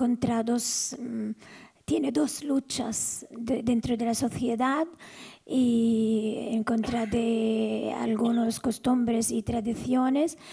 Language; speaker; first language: Spanish; non-native, fluent; Arabic